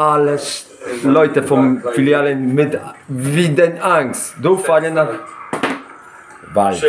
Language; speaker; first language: German; non-native, learner; Polish